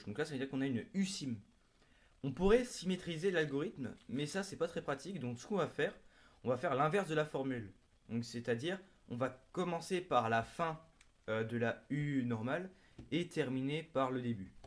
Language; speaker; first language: French; native; French